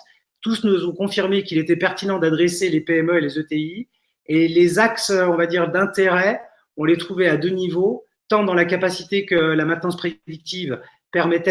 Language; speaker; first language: French; native; French